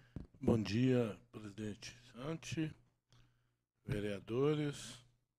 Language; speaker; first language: Portuguese; native; Portuguese